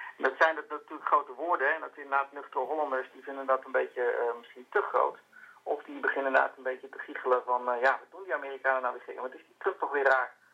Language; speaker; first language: Dutch; native; Dutch